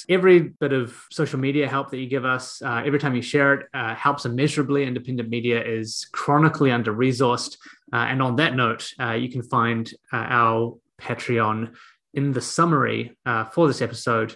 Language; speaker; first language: English; native; English